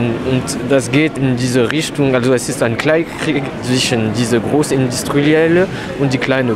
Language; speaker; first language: German; non-native, learner; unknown